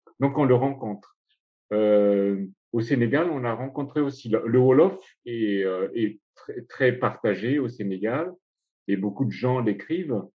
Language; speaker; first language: French; non-native, local second language; Malagasy